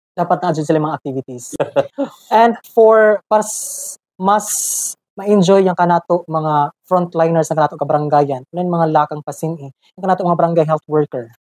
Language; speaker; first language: Cebuano; native; Cebuano